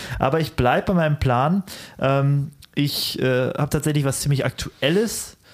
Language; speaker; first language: German; early bilingual, other home language; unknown